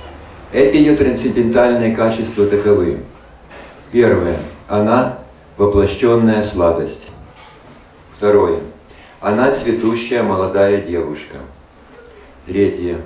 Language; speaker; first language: Russian; native; Russian